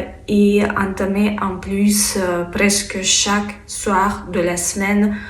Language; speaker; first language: French; non-native, fluent; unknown